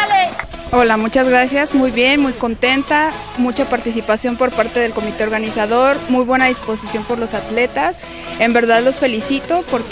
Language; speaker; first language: Spanish; native; Spanish